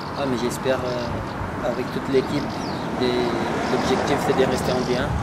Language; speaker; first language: French; non-native, fluent; Portuguese